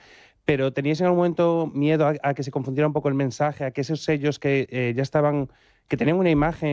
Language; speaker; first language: Spanish; native; Spanish